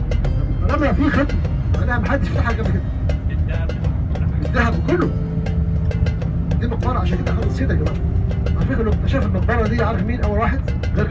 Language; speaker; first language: Arabic; native; Arabic